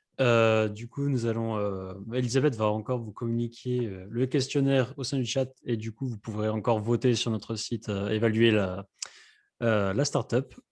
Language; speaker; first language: French; native; French